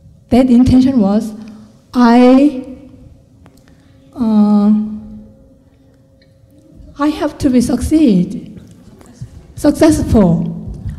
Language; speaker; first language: English; non-native, learner; Korean